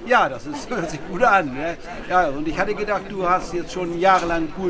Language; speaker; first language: German; native; German